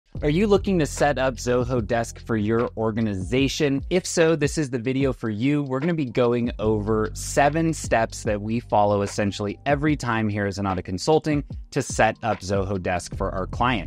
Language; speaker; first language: English; native; English